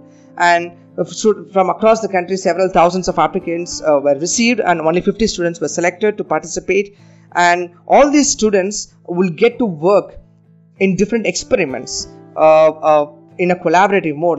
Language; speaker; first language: English; non-native, local second language; Tamil